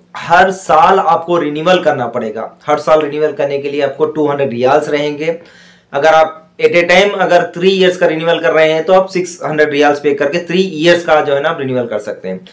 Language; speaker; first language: Hindi; non-native, local second language; Urdu